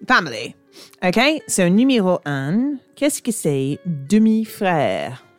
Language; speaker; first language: French; non-native, learner; English